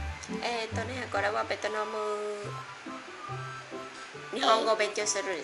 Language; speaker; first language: Japanese; non-native, fluent; Vietnamese